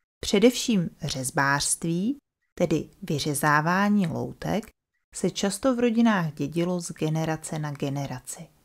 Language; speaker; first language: Czech; native; Czech